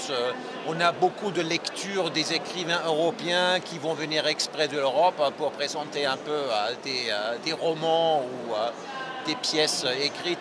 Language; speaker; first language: French; non-native, fluent; German